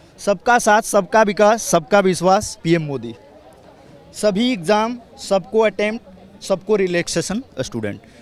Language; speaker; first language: Hindi; native; Hindi